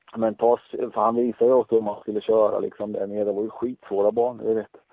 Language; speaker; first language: Swedish; native; Swedish